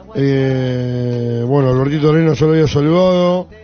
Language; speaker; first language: Spanish; native; Spanish